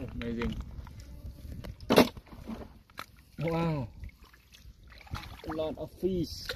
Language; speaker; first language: English; non-native, learner; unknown